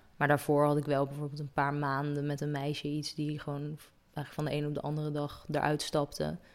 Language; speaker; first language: Dutch; native; Dutch